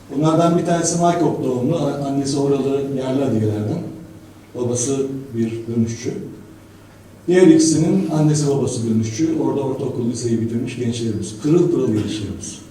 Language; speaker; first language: Turkish; native; Turkish